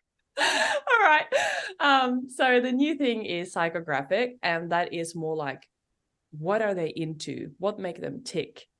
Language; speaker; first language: English; non-native, fluent; Norwegian